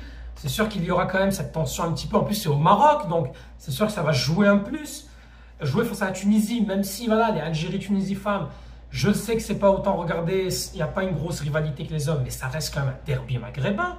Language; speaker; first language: French; native; French